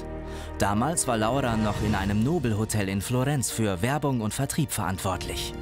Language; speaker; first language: German; native; German